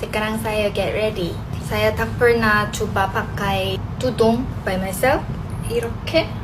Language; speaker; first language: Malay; non-native, learner; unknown